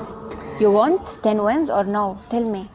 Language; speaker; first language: English; non-native, learner; Arabic